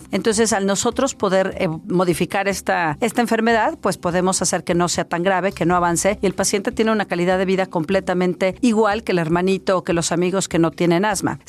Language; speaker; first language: Spanish; native; Spanish